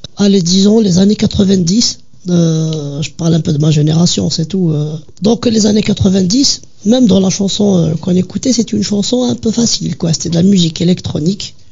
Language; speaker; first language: French; non-native, local second language; Kabyle